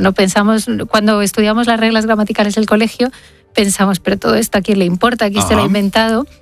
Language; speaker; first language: Spanish; native; Spanish